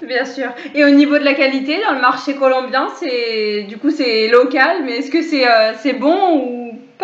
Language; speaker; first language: French; native; French